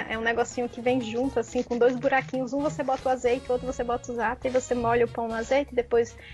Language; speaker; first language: Portuguese; native; Portuguese